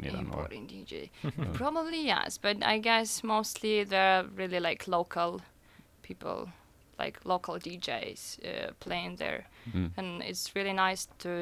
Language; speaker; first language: English; non-native, fluent; Russian